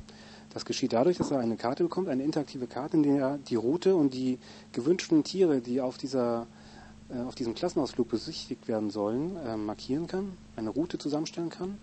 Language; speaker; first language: German; native; German